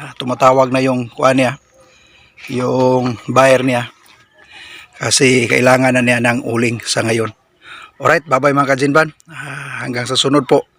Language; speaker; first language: Filipino; non-native, local second language; Cebuano